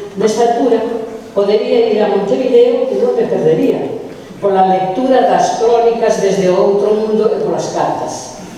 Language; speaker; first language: Galician; native; Galician